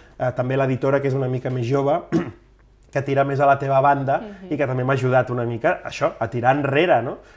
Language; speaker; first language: Catalan; native; Catalan